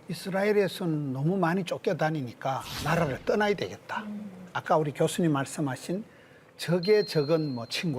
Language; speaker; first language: Korean; native; Korean